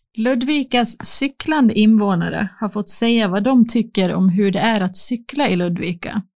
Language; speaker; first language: Swedish; native; Swedish